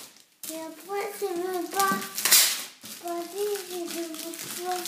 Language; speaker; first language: French; early bilingual, other home language; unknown